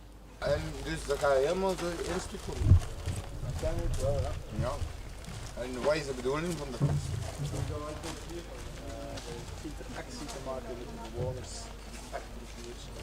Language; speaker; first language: Dutch; native; Dutch